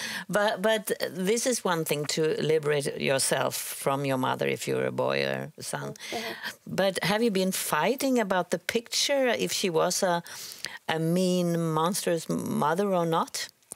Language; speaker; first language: English; non-native, fluent; Swedish